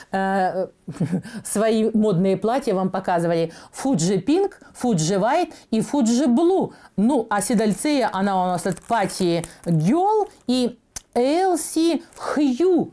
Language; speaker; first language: Russian; native; Russian